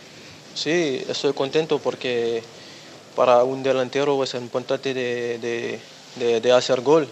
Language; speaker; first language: Spanish; non-native, learner; French